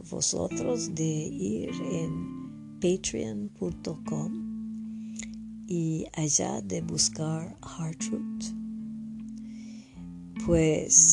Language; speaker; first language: Spanish; non-native, fluent; French